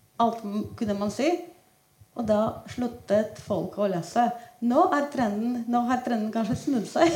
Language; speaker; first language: Norwegian; non-native, fluent; Polish